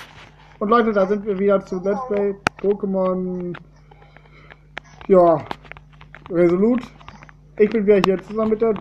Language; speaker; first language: German; native; German